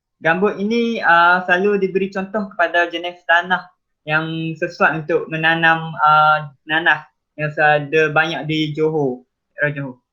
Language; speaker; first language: Malay; native; Malay